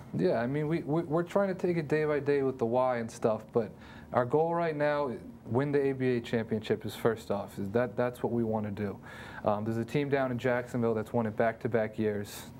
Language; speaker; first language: English; native; English